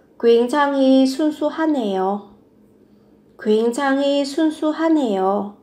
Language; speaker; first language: Korean; non-native, fluent; Vietnamese